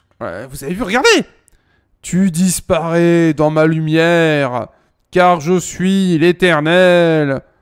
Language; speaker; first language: French; native; French